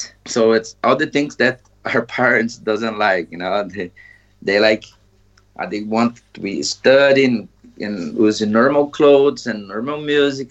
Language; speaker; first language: English; non-native, learner; Portuguese